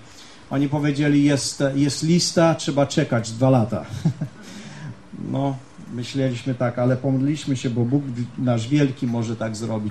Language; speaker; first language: Polish; early bilingual, heritage; Polish